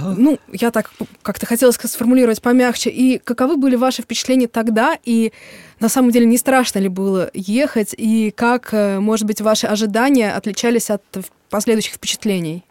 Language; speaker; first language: Russian; native; Russian